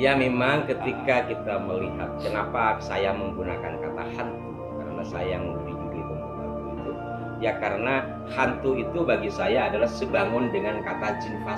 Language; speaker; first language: Indonesian; native; Indonesian